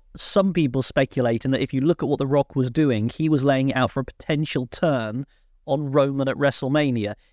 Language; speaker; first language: English; native; English